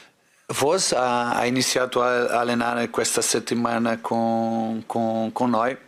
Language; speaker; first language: Italian; non-native, fluent; Portuguese